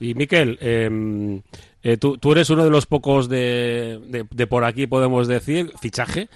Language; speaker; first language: Spanish; native; Spanish